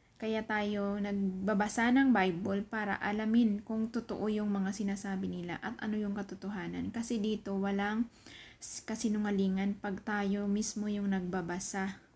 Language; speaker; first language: Filipino; native; Filipino